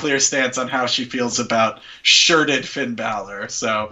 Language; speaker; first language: English; native; English